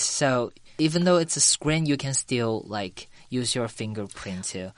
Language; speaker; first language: English; non-native, fluent; Chinese